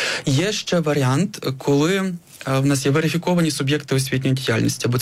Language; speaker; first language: Ukrainian; native; Ukrainian